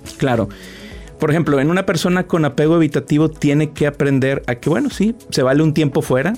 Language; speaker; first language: Spanish; native; Spanish